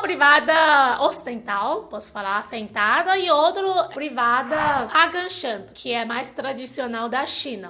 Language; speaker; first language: Portuguese; non-native, fluent; Chinese